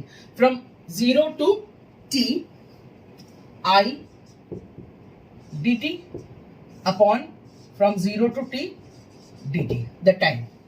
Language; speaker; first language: English; non-native, local second language; Hindi